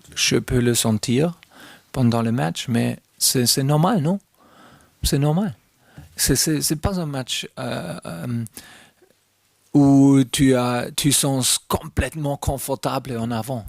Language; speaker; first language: French; non-native, fluent; German